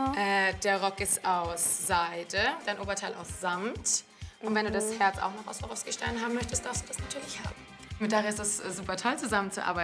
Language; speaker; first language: German; native; German